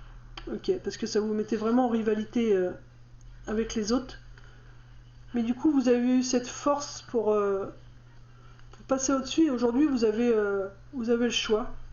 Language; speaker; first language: French; native; French